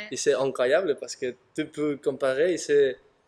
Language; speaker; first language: French; non-native, learner; Spanish